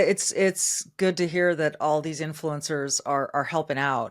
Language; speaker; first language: English; native; English